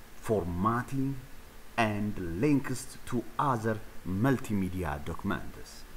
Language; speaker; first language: English; non-native, local second language; Amharic